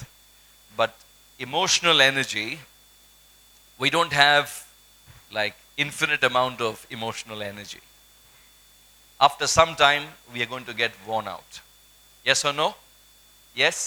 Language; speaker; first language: English; non-native, local second language; Malayalam